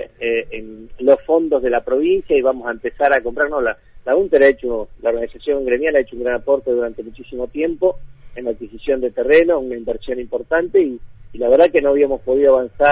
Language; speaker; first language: Spanish; native; Spanish